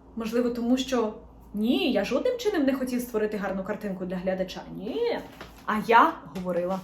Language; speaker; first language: Ukrainian; non-native, local second language; Russian